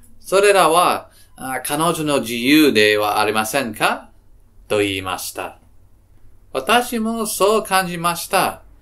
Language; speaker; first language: Japanese; non-native, learner; English